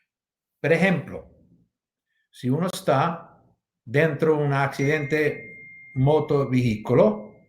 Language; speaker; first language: Spanish; non-native, learner; English